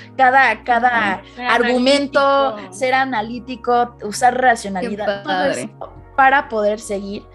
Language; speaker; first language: Spanish; early bilingual, heritage; Spanish